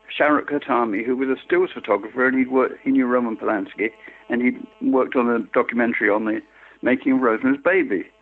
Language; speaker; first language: English; native; English